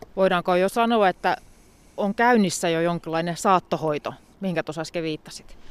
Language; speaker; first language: Finnish; native; Finnish